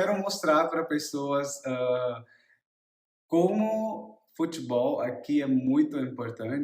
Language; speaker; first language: Portuguese; non-native, learner; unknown